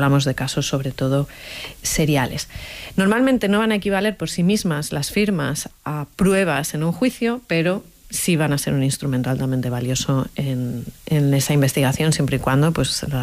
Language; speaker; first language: Spanish; native; Spanish